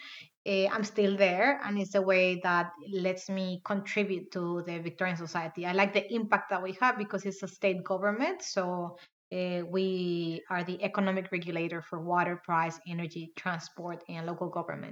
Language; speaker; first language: English; non-native, fluent; Spanish